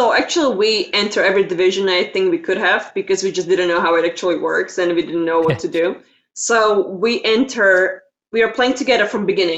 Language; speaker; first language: English; non-native, fluent; Slovak